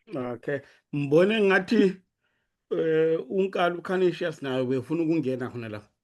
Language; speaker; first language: Zulu; native; Zulu